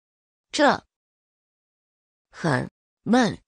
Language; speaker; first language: Chinese; non-native, learner; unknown